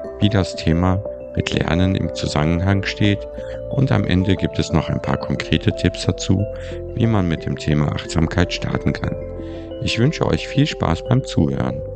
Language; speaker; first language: German; native; German